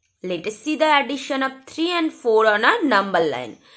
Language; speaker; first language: English; non-native, local second language; Bangla